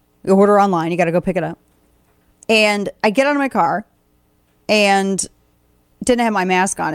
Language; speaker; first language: English; native; English